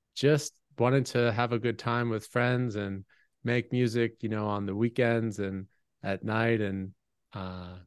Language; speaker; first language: English; native; English